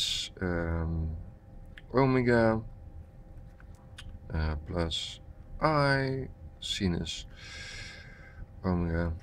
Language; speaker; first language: English; non-native, fluent; Dutch